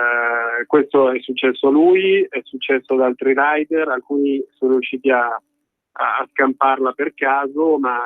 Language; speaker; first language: Italian; native; Italian